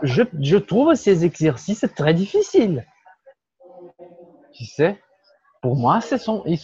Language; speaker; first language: French; non-native, learner; Portuguese